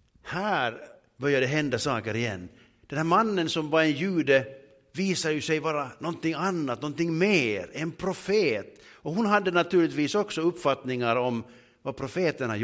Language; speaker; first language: Swedish; native; Swedish